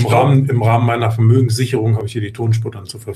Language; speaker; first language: German; native; German